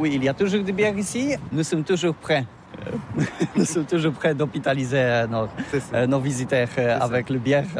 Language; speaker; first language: French; non-native, learner; Polish